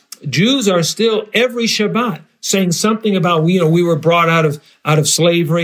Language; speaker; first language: English; native; English